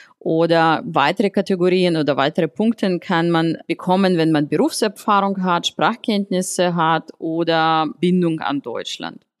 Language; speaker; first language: German; non-native, fluent; Russian